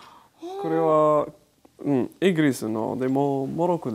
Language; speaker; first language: Japanese; non-native, learner; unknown